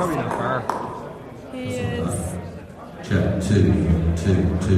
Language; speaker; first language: English; native; English